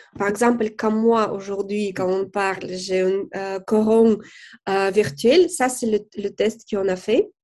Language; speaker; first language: French; non-native, fluent; Russian